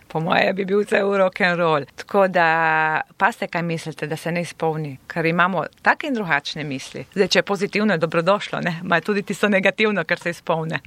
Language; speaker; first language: Slovenian; non-native, local second language; Serbian